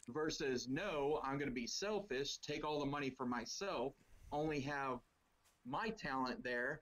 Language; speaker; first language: English; native; English